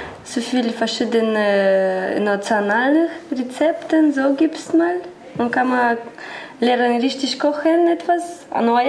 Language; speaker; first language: German; non-native, learner; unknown